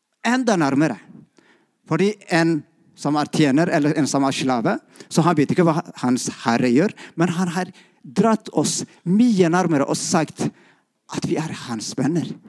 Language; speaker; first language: Norwegian; non-native, fluent; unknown